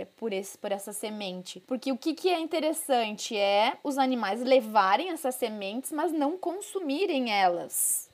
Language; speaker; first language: Portuguese; native; Portuguese